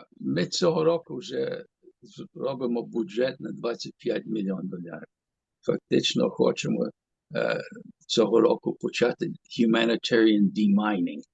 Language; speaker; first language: Ukrainian; early bilingual, heritage; Ukrainian